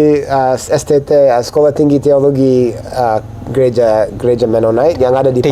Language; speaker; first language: Indonesian; non-native, fluent; English